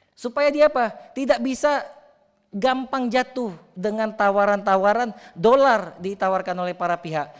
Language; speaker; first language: Indonesian; native; Indonesian